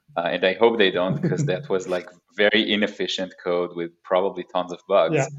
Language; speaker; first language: English; non-native, fluent; Hebrew